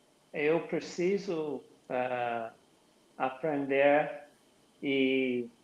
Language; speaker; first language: Portuguese; non-native, learner; English